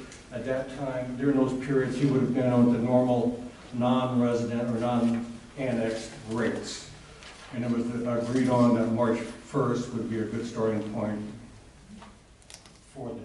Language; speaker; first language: English; native; English